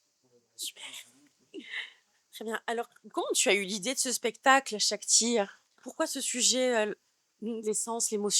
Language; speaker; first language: French; native; French